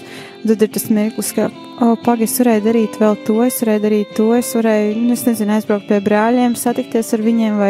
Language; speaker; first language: Latvian; native; Latvian